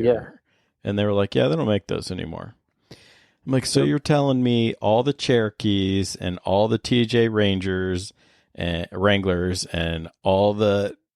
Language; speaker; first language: English; native; English